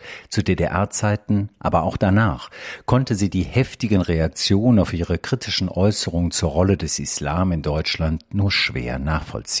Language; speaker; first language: German; native; German